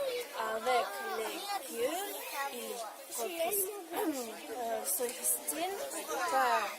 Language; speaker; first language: French; non-native, learner; Russian